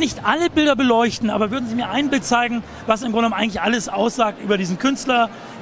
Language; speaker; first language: German; native; German